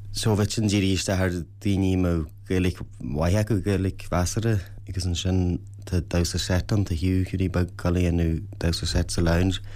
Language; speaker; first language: Irish; native; Irish